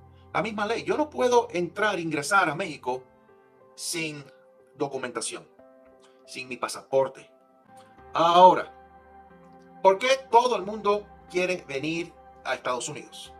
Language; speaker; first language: Spanish; early bilingual, heritage; Spanish